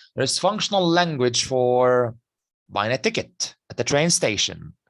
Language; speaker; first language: English; non-native, fluent; Arabic